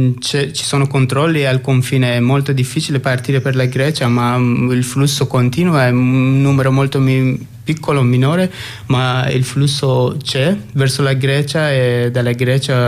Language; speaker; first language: Italian; non-native, fluent; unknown